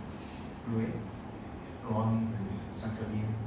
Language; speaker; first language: French; non-native, learner; Korean